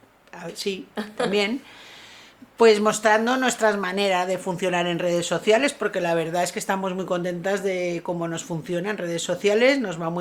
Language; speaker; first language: Spanish; native; Spanish